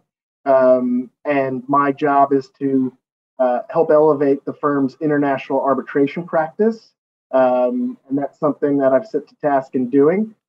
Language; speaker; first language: English; native; English